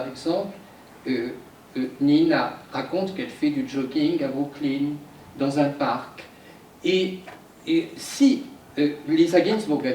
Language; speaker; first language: French; native; French